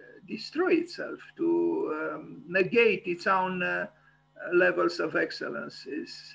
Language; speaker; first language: English; non-native, fluent; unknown